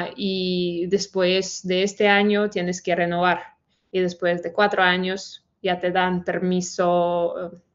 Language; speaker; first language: Spanish; non-native, fluent; Ukrainian